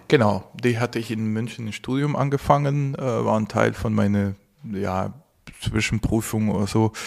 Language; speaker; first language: German; non-native, fluent; Spanish